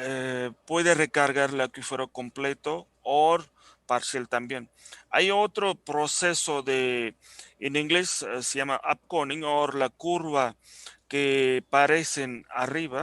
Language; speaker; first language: Spanish; non-native, fluent; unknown